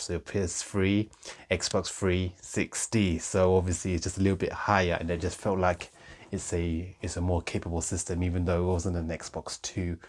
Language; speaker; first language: English; native; English